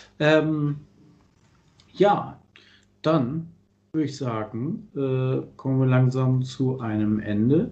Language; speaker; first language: German; native; German